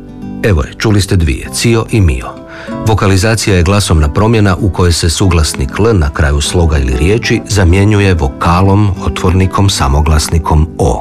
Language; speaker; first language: Serbian; native; Serbian